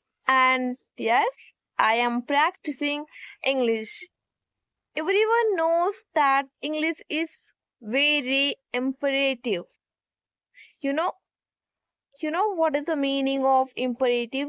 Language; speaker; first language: English; non-native, learner; Hindi